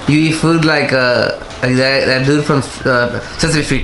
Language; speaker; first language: English; early bilingual, other home language; Spanish